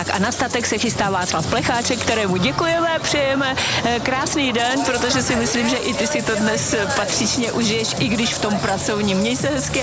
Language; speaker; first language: Czech; native; Czech